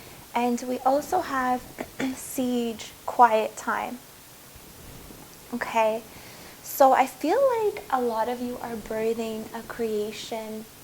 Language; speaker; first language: English; native; English